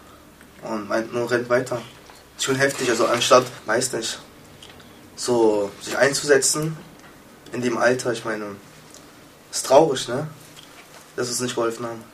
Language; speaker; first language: German; early bilingual, other home language; Kurdish